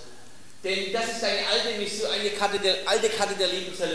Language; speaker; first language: German; native; German